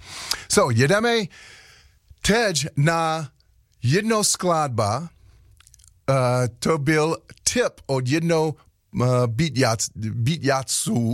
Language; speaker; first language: Czech; non-native, learner; English